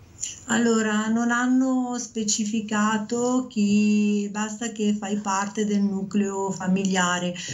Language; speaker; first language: Italian; native; Italian